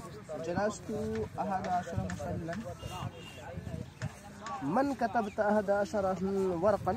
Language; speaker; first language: Arabic; non-native, fluent; Urdu